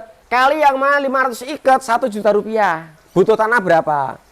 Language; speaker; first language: Indonesian; non-native, local second language; Javanese